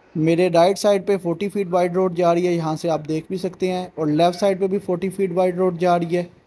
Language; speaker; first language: Urdu; non-native, local second language; Punjabi